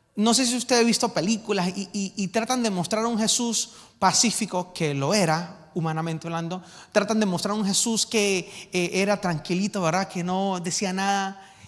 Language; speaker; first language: Spanish; native; Spanish